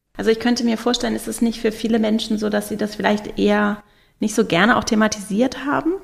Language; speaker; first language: German; native; German